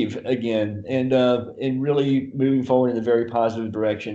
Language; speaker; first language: English; native; English